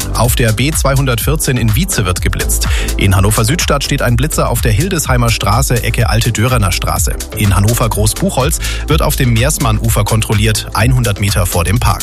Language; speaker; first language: German; native; German